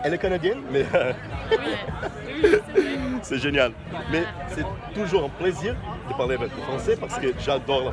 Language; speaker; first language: French; non-native, fluent; Portuguese